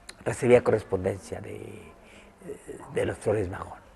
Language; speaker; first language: Spanish; native; Spanish